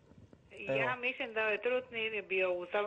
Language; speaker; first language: Croatian; native; Croatian